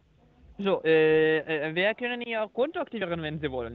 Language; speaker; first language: German; non-native, learner; Croatian